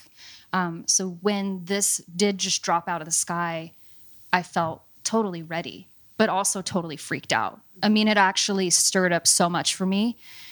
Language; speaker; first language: English; native; English